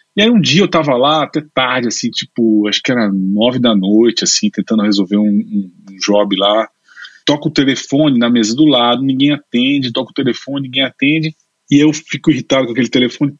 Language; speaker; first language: Portuguese; native; Portuguese